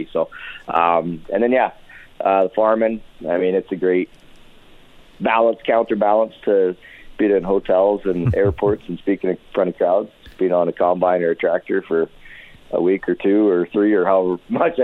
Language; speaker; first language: English; native; English